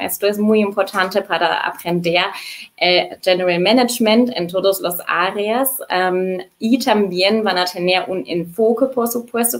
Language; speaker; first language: Spanish; non-native, fluent; German